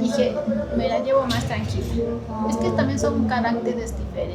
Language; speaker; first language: Spanish; native; Spanish